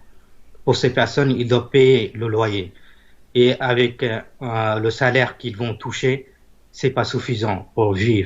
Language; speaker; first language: French; non-native, fluent; Bangla